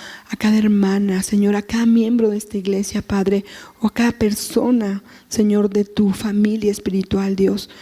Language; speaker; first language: Spanish; native; Spanish